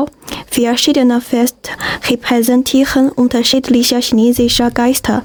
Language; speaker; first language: German; non-native, learner; Chinese